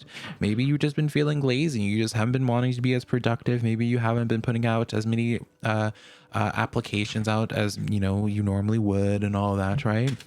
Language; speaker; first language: English; native; English